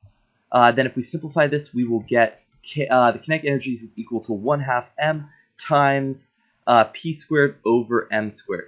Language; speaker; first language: English; native; English